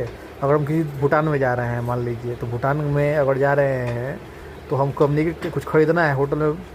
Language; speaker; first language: Hindi; non-native, local second language; Bhojpuri